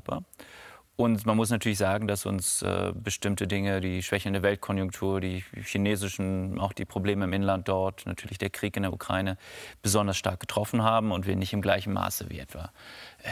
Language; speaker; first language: German; native; German